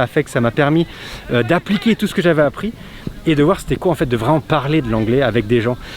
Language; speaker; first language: French; native; French